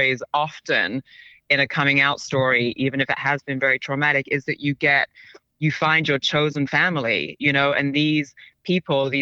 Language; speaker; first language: English; native; English